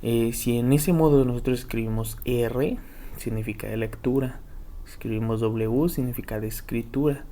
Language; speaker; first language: Spanish; native; Spanish